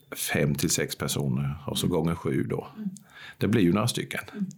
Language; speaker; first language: Swedish; native; Swedish